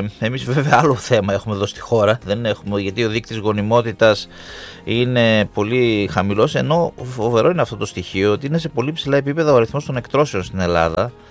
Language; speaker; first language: Greek; native; Greek